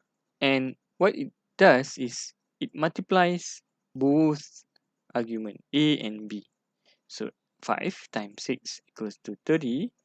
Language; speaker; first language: English; non-native, local second language; Malay